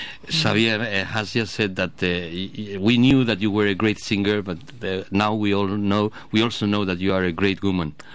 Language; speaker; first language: English; non-native, fluent; Basque